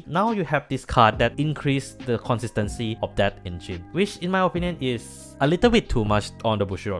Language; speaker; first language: English; non-native, fluent; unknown